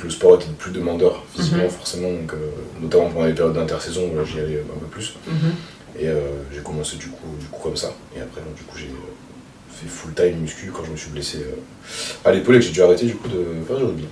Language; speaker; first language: French; native; French